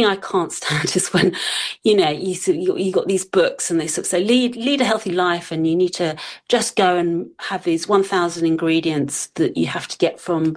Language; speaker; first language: English; native; English